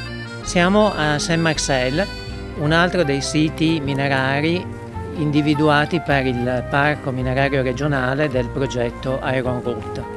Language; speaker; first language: Italian; native; Italian